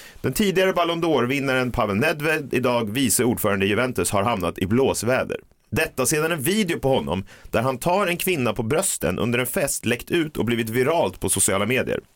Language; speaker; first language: Swedish; native; Swedish